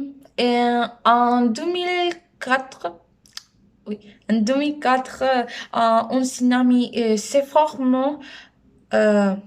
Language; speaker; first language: French; non-native, learner; Spanish